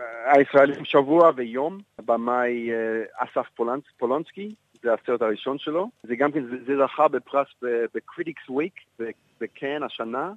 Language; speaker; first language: Hebrew; non-native, fluent; English